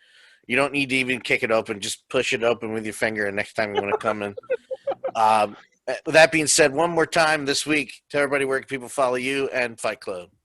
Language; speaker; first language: English; native; English